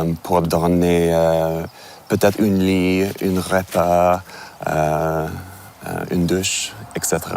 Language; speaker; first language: French; non-native, learner; English